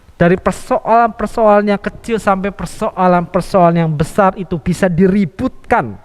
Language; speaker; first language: Indonesian; native; Indonesian